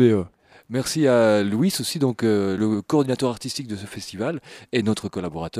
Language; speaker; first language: French; native; French